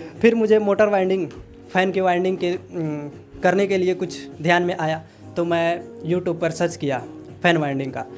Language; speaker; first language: Hindi; non-native, local second language; Bhojpuri